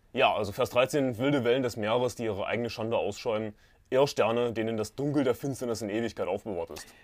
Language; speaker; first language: German; native; German